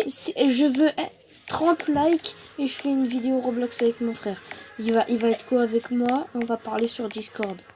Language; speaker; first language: French; native; French